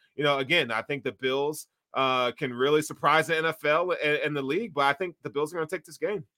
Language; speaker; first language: English; native; English